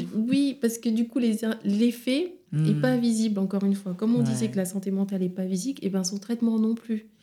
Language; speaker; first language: French; non-native, local second language; Wolof